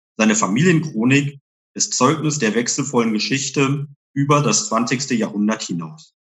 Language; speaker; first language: German; native; German